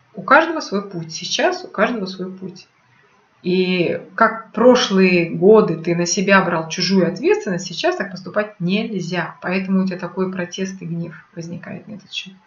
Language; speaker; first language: Russian; native; Russian